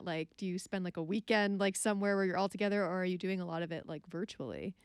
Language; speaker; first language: English; native; English